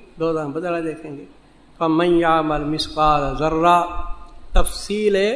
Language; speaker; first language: Urdu; non-native, local second language; Saraiki